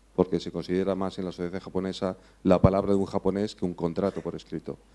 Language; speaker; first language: Spanish; non-native, fluent; English